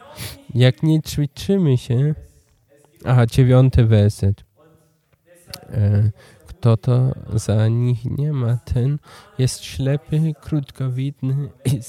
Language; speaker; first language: Polish; non-native, learner; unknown